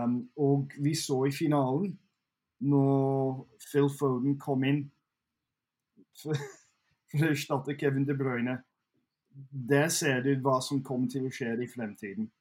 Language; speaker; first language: Norwegian; non-native, fluent; English